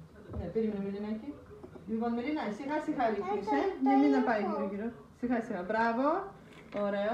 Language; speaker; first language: Greek; non-native, fluent; Russian